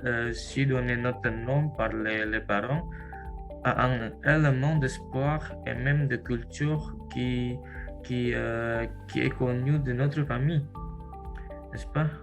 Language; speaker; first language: French; non-native, learner; Indonesian